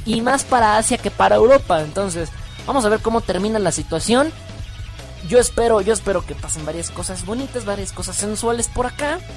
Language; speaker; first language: Spanish; native; Spanish